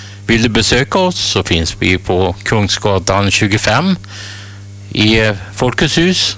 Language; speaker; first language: Swedish; native; Swedish